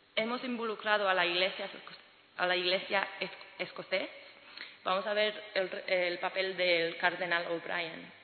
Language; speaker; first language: Spanish; non-native, fluent; English